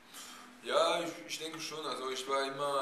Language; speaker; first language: German; non-native, fluent; French